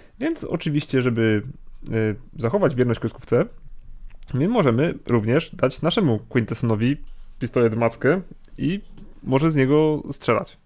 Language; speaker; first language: Polish; native; Polish